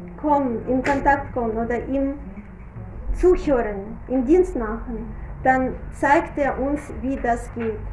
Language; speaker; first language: German; non-native, fluent; Russian